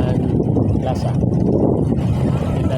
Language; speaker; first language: English; non-native, learner; Cebuano